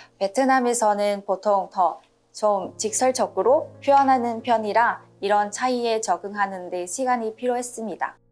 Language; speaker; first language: Korean; non-native, fluent; Vietnamese